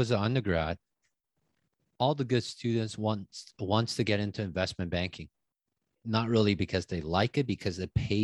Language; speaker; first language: English; non-native, fluent; Chinese